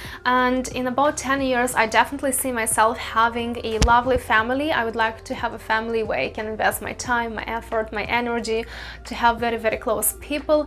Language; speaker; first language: English; non-native, fluent; Russian